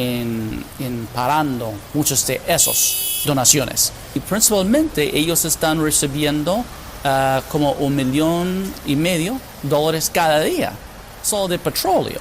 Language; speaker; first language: Spanish; non-native, fluent; English